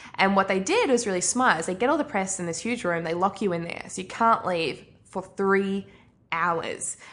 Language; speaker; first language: English; native; English